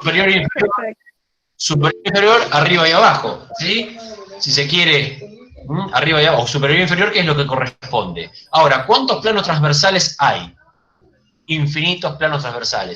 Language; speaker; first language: Spanish; native; Spanish